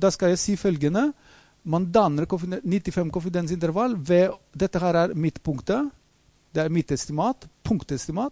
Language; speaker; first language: Norwegian; non-native, fluent; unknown